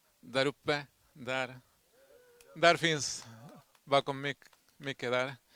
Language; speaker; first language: Swedish; non-native, fluent; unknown